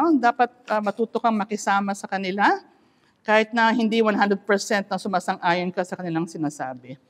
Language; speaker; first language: Filipino; non-native, local second language; Iloko